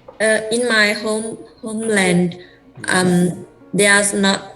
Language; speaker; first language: English; non-native, learner; Vietnamese